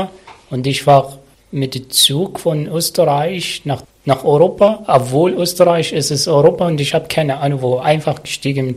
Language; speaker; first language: German; non-native, learner; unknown